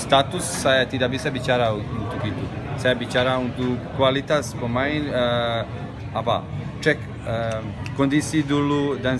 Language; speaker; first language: Indonesian; non-native, learner; Serbian